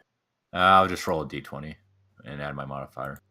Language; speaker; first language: English; native; English